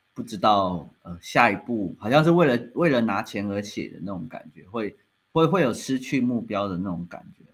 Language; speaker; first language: Chinese; native; Chinese